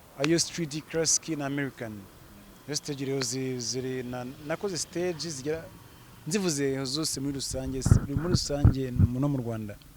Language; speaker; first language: Kinyarwanda; early bilingual, heritage; Kinyarwanda